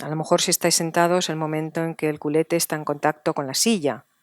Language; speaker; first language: Spanish; native; Spanish